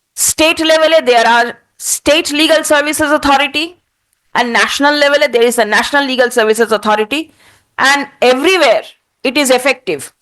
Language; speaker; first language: English; non-native, local second language; Bangla